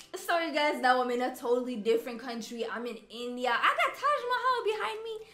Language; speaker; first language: English; non-native, fluent; Swedish